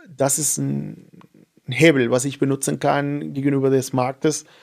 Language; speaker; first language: German; non-native, fluent; Spanish